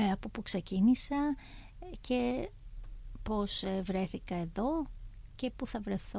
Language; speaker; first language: Greek; native; Greek